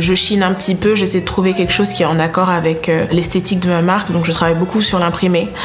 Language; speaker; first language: French; native; French